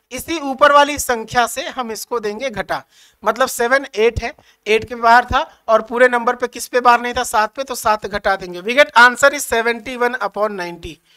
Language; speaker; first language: Hindi; native; Hindi